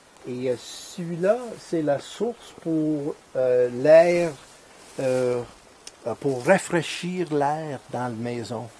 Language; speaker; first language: French; non-native, fluent; English